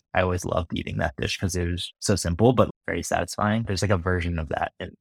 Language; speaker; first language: English; native; English